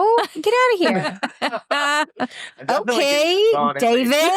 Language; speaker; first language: English; native; English